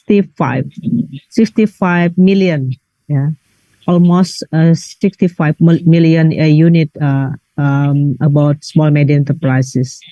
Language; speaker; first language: English; non-native, learner; Indonesian